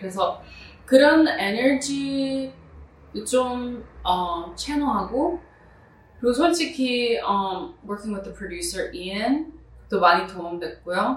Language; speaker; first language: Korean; early bilingual, heritage; Korean